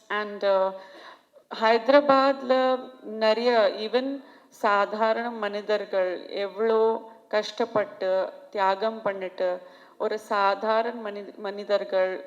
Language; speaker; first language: Tamil; non-native, fluent; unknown